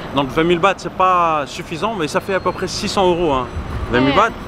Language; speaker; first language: French; native; French